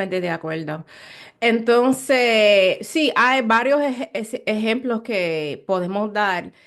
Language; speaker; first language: Spanish; non-native, learner; English